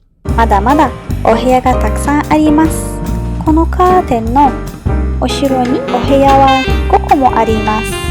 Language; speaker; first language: Japanese; non-native, fluent; Arabic